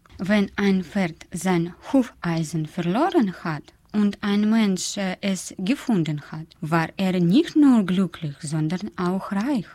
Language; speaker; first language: German; non-native, fluent; Russian